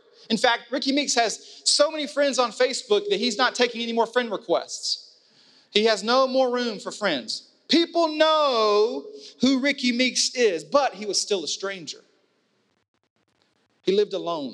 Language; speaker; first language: English; native; English